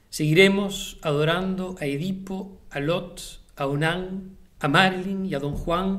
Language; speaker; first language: Spanish; native; Spanish